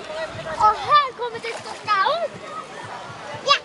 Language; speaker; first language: Swedish; early bilingual, other home language; Achinese